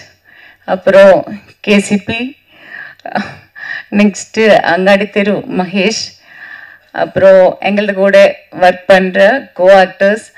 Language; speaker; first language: Tamil; non-native, learner; Malayalam